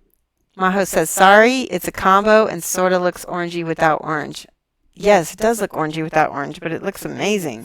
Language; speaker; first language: English; native; English